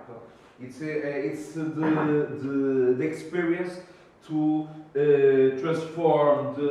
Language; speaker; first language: English; non-native, learner; Portuguese